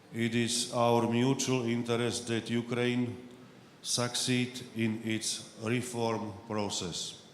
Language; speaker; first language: English; non-native, fluent; Slovak